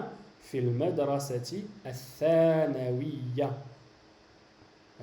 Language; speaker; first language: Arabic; non-native, fluent; French